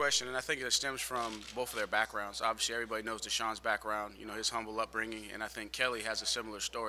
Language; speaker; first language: English; native; English